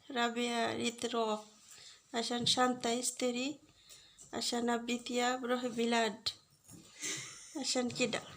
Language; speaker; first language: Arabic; non-native, learner; Bangla